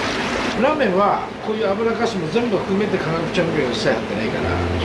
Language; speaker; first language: Japanese; native; Japanese